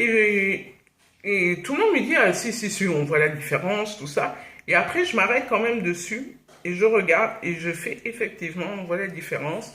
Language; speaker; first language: French; native; French